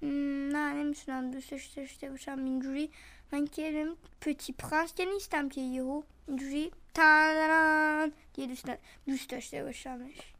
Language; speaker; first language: Persian; early bilingual, heritage; Persian